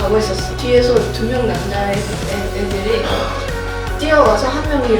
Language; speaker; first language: Korean; non-native, fluent; Arabic